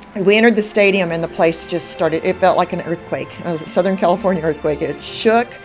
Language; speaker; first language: English; native; English